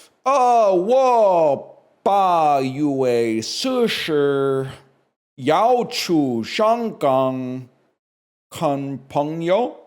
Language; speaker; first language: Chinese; non-native, learner; English